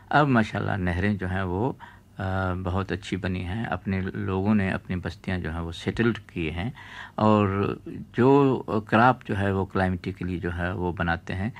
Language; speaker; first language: Urdu; non-native, local second language; Sindhi